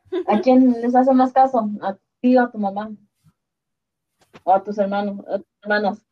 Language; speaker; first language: Spanish; early bilingual, heritage; Spanish